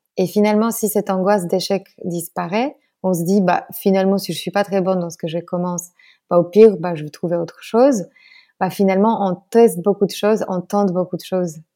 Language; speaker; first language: French; non-native, fluent; Polish